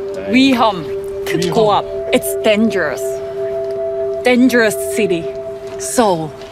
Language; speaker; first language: English; non-native, fluent; Korean